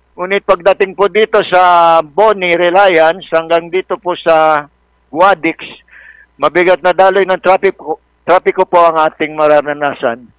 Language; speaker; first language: Filipino; native; Filipino